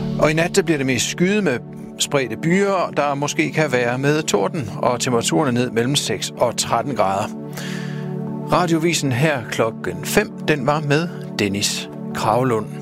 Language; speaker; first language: Danish; native; Danish